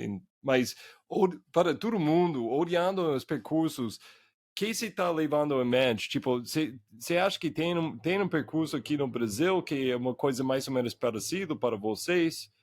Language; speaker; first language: Portuguese; non-native, fluent; English